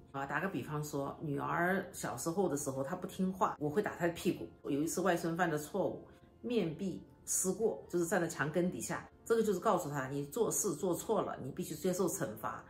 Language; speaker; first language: Chinese; native; Chinese